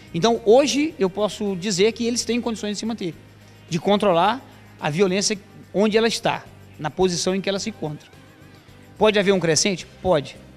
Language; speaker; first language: Portuguese; native; Portuguese